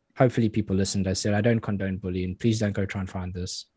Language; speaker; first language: English; native; English